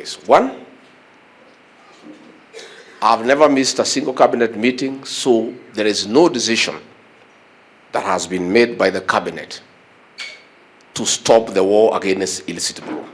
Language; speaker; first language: English; non-native, local second language; Kikuyu